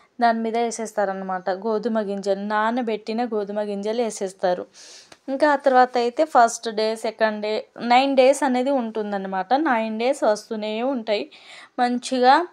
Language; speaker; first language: Telugu; non-native, local second language; Lambadi